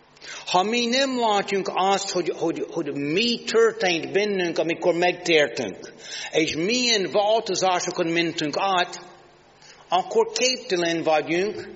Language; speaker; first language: Hungarian; non-native, learner; English